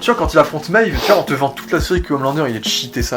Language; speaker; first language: French; native; French